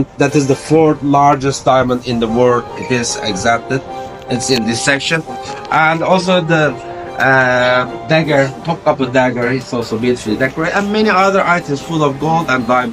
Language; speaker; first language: English; non-native, fluent; Turkish